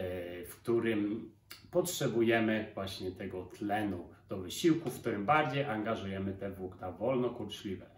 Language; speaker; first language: Polish; native; Polish